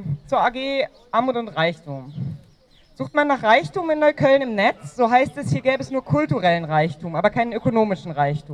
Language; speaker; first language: German; native; German